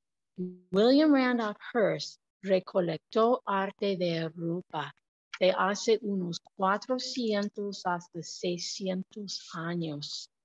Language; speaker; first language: Spanish; non-native, fluent; English